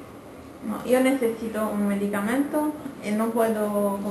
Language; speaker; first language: Spanish; non-native, learner; Italian